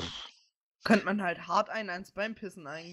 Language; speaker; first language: German; native; German